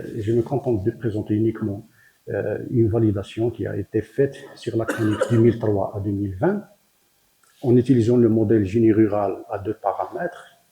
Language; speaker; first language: French; non-native, local second language; Arabic